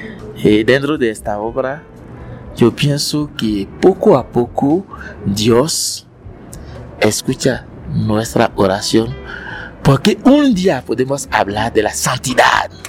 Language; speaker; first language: Spanish; non-native, learner; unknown